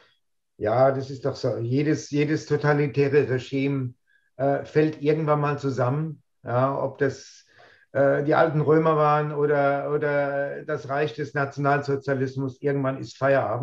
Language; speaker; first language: German; native; German